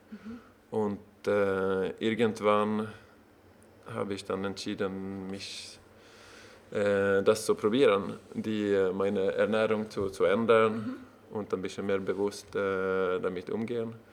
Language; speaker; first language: German; non-native, learner; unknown